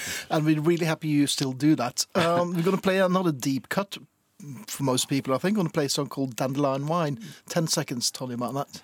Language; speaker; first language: English; non-native, fluent; Norwegian